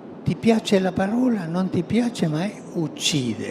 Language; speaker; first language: Italian; non-native, fluent; Spanish